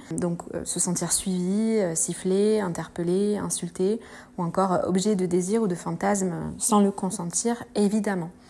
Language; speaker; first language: French; native; French